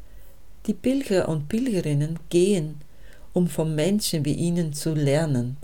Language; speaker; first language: German; native; German